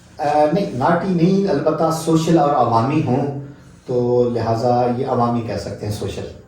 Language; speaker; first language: Urdu; non-native, local second language; Punjabi